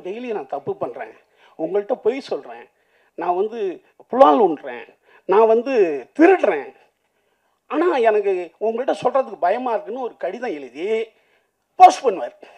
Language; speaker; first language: Tamil; native; Tamil